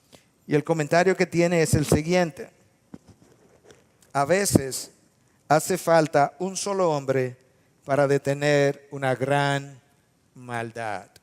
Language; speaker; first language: Spanish; native; Spanish